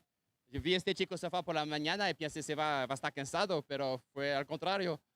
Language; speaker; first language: Spanish; non-native, fluent; Portuguese